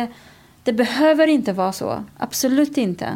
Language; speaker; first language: Swedish; non-native, fluent; Kurdish